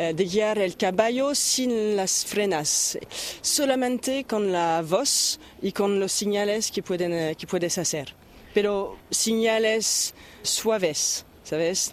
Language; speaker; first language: Spanish; non-native, learner; French